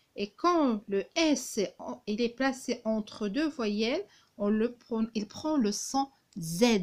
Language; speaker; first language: French; non-native, local second language; Arabic